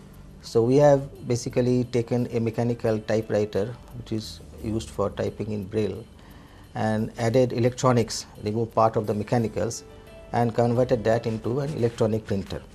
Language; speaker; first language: English; non-native, local second language; Bangla